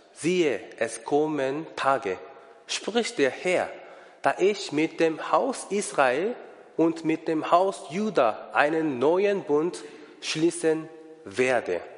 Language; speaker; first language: German; non-native, learner; Korean